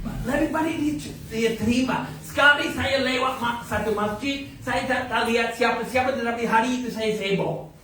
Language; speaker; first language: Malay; non-native, fluent; English